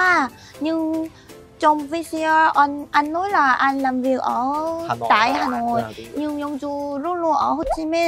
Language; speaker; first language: Vietnamese; non-native, learner; Korean